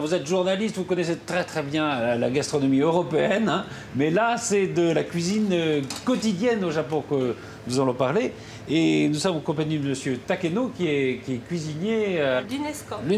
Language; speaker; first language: French; native; French